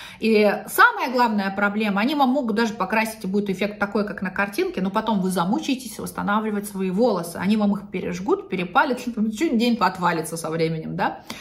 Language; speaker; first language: Russian; native; Russian